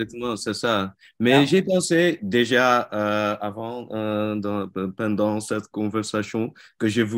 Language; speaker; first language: French; non-native, learner; Dutch